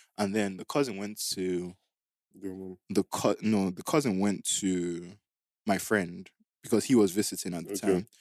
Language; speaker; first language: English; non-native, local second language; Igbo